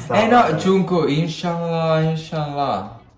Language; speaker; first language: Turkish; non-native, learner; Italian